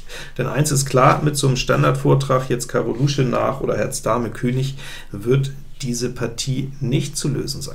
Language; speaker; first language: German; native; German